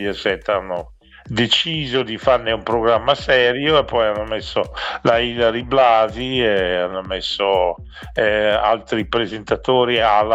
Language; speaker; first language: Italian; early bilingual, other home language; Dutch